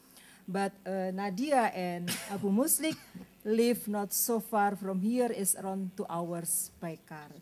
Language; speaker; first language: English; non-native, learner; Indonesian